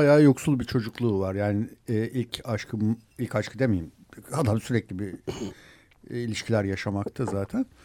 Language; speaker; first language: Turkish; native; Turkish